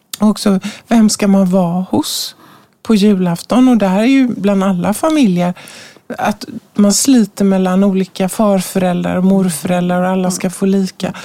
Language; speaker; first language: Swedish; native; Swedish